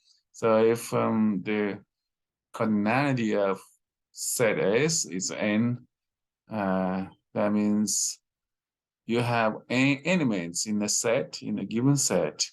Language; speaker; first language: English; non-native, fluent; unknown